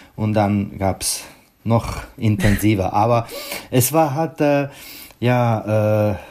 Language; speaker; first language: German; non-native, learner; Czech